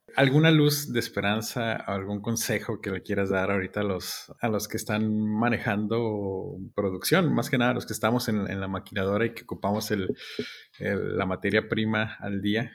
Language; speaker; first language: Spanish; native; Spanish